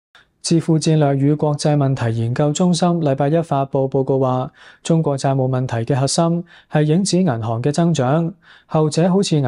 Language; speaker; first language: Cantonese; native; Cantonese